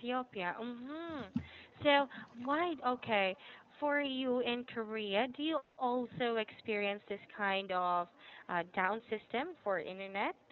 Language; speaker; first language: English; non-native, fluent; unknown